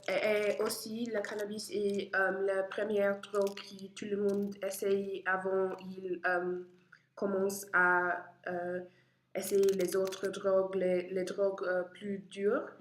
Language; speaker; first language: French; non-native, learner; English